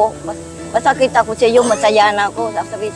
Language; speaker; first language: Filipino; non-native, learner; Vietnamese